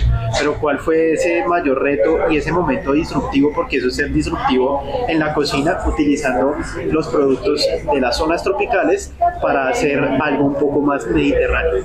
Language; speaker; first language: Spanish; native; Spanish